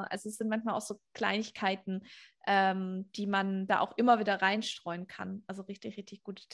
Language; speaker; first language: German; native; German